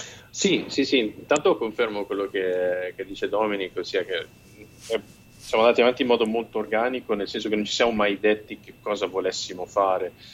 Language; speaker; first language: Italian; native; Italian